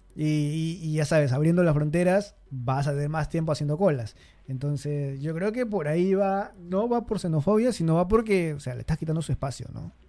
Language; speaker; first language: Spanish; native; Spanish